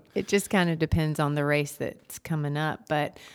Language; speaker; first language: English; native; English